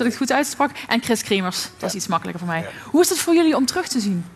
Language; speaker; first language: Dutch; native; Dutch